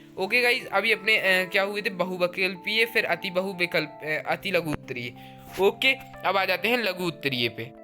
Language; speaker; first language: Hindi; native; Hindi